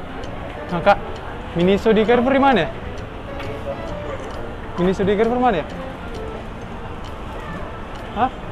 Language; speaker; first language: Indonesian; native; Indonesian